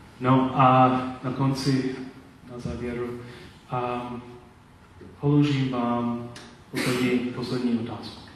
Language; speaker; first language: Czech; non-native, learner; Polish